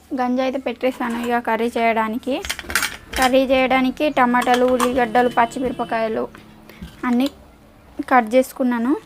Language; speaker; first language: Telugu; native; Telugu